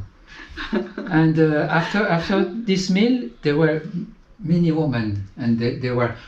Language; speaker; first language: English; non-native, fluent; French